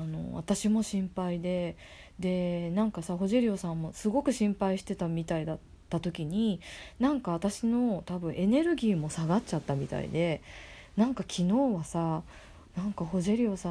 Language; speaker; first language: Japanese; native; Japanese